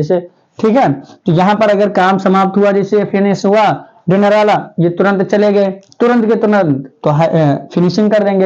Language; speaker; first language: Hindi; native; Hindi